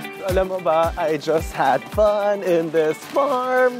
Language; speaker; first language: English; non-native, local second language; Filipino